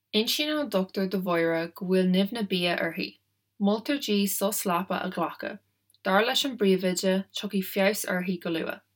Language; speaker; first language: Irish; non-native, local second language; English